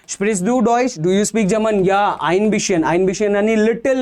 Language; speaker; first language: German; non-native, fluent; Hindi